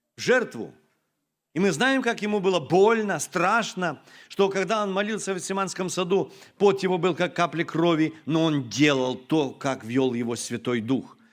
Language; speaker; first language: Russian; non-native, local second language; Ukrainian